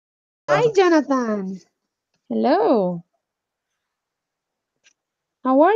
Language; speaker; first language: English; non-native, fluent; Spanish